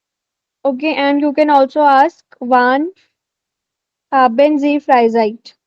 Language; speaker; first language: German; non-native, fluent; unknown